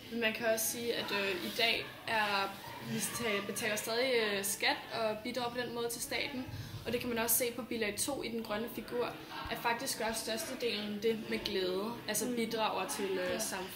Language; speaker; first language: Danish; native; Danish